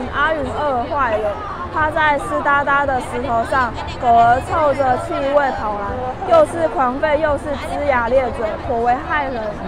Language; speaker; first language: Chinese; native; Chinese